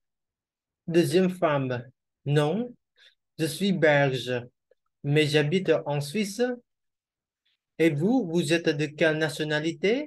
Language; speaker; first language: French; non-native, learner; Khmer